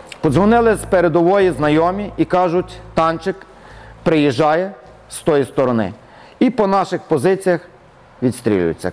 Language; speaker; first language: Ukrainian; native; Ukrainian